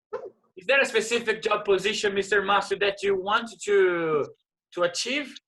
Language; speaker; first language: English; non-native, fluent; Portuguese